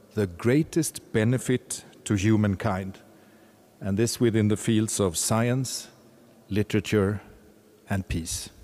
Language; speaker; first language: English; non-native, fluent; Swedish